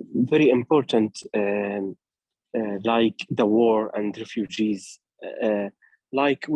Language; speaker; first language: English; non-native, learner; Arabic